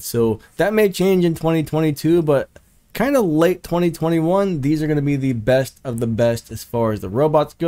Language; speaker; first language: English; native; English